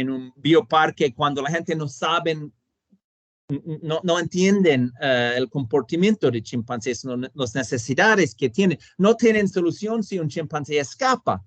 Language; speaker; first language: Spanish; non-native, fluent; English